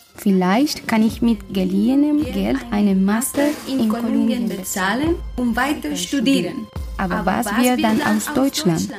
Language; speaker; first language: German; non-native, fluent; Spanish